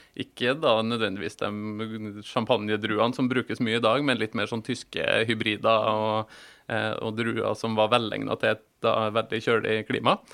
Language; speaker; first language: Norwegian; native; Norwegian